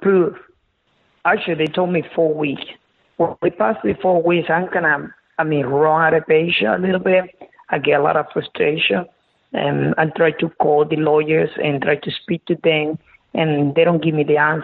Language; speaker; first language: English; non-native, learner; Spanish